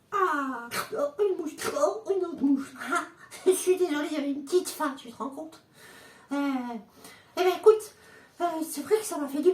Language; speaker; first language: French; native; French